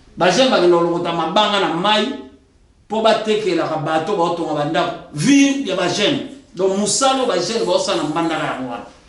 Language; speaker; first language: Lingala; native; Lingala